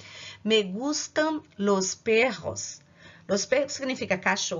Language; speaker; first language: Spanish; non-native, fluent; Portuguese